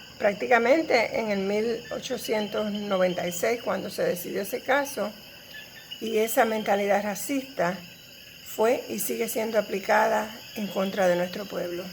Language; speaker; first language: Spanish; native; Spanish